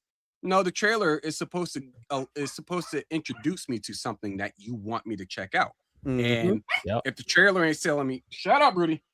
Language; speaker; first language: English; native; English